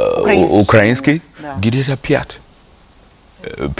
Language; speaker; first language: Russian; non-native, learner; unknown